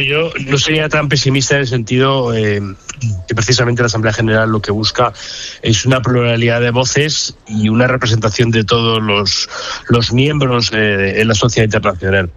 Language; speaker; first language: Spanish; native; Spanish